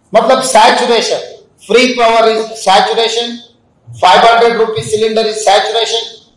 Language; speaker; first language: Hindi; non-native, local second language; Telugu